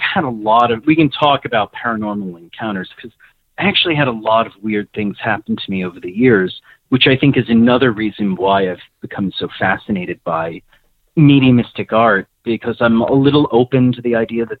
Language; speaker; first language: English; native; English